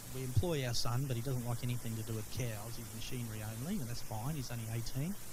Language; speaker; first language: English; native; English